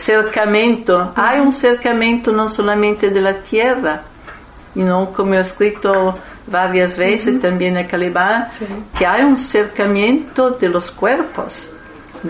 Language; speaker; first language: Spanish; non-native, fluent; Italian